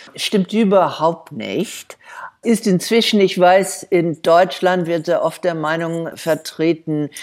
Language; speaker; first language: German; non-native, fluent; English